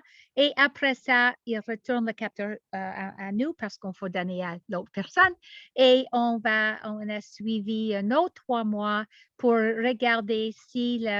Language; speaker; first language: French; non-native, learner; English